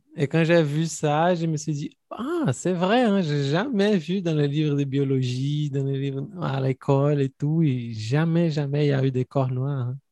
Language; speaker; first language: French; non-native, fluent; Portuguese